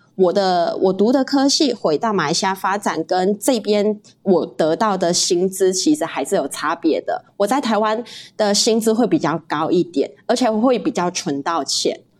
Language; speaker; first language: Chinese; native; Chinese